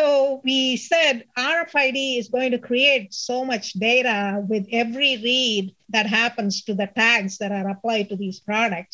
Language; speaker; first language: English; non-native, local second language; Tamil